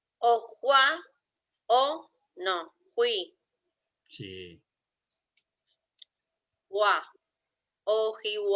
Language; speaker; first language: Spanish; non-native, learner; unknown